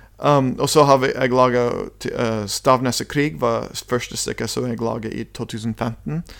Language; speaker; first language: Norwegian; non-native, fluent; English